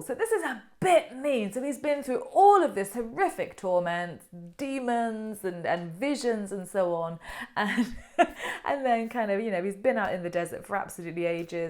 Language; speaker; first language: English; native; English